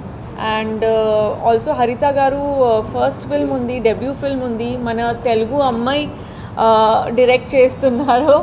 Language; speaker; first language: Telugu; non-native, fluent; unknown